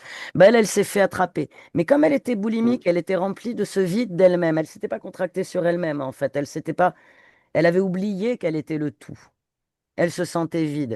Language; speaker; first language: French; native; French